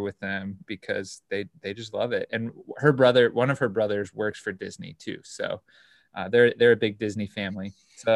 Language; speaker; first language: English; native; English